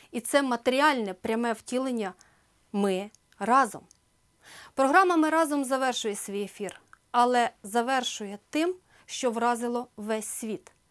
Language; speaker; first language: Ukrainian; native; Ukrainian